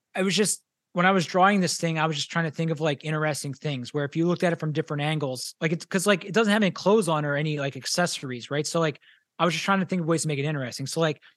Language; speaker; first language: English; native; English